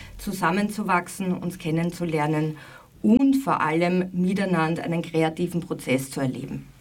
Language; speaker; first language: German; native; German